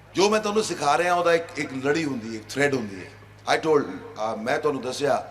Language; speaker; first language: Hindi; non-native, local second language; Punjabi